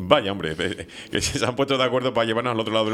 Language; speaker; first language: Spanish; native; Spanish